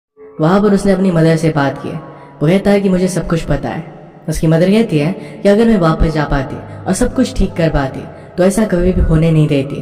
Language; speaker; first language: Hindi; native; Hindi